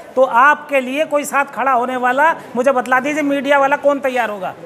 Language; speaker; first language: Hindi; native; Hindi